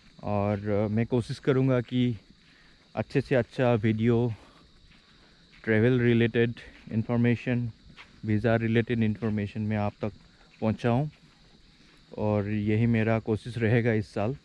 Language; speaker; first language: Hindi; non-native, local second language; Assamese